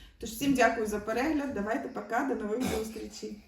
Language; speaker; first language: Ukrainian; native; Ukrainian